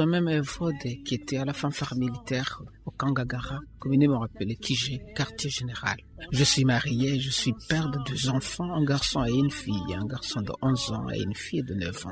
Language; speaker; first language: French; non-native, local second language; Rundi